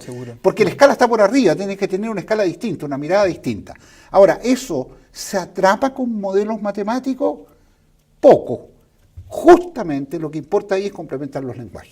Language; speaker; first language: Spanish; native; Spanish